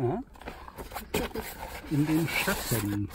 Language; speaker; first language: German; native; German